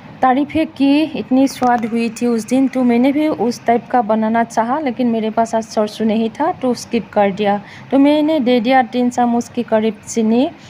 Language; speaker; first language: Hindi; non-native, local second language; Assamese